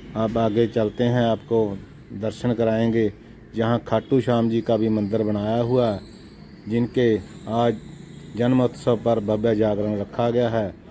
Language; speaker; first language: Hindi; non-native, local second language; Punjabi